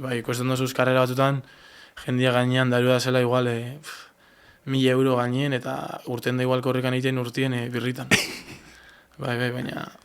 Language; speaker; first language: Basque; native; Basque